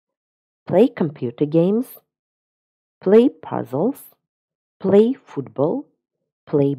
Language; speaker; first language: English; non-native, fluent; Russian